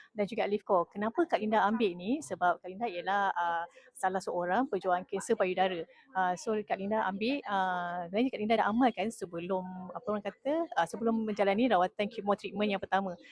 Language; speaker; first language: Malay; native; Malay